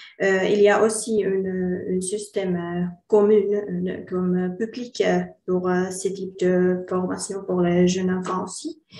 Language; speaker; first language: French; non-native, learner; Finnish